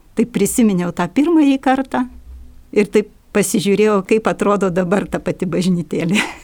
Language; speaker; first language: Lithuanian; native; Lithuanian